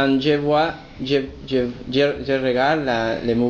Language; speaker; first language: French; non-native, learner; Spanish